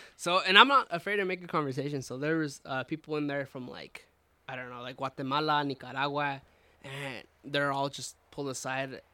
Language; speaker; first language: English; early bilingual, other home language; Spanish